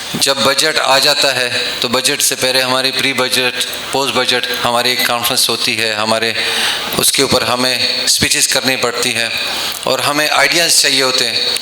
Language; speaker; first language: Urdu; non-native, local second language; Pashto